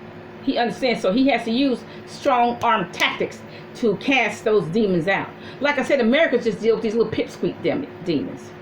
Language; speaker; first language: English; native; English